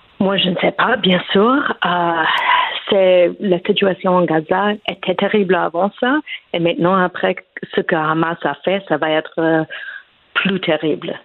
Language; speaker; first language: French; non-native, fluent; English